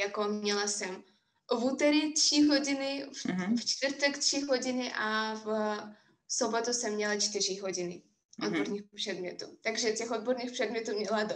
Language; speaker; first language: Czech; non-native, fluent; Russian